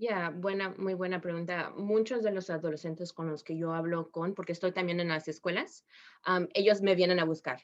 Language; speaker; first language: Spanish; early bilingual, heritage; Spanish